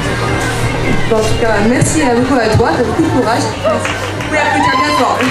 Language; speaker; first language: French; native; French